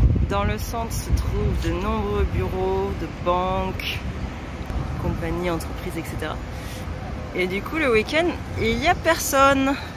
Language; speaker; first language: French; native; French